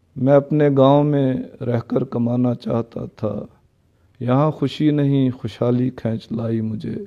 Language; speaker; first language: Urdu; non-native, local second language; Punjabi